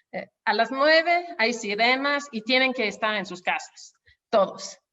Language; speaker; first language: Spanish; non-native, fluent; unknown